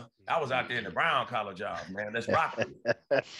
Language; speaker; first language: English; native; English